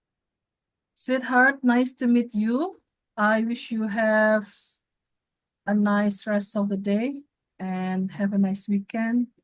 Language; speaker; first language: English; non-native, fluent; Indonesian